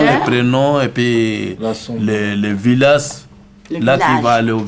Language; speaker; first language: French; non-native, learner; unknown